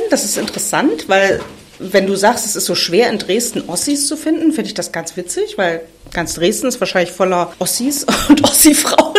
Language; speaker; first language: German; native; German